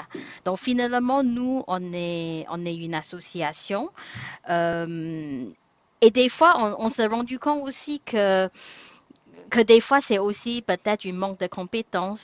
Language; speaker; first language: French; non-native, fluent; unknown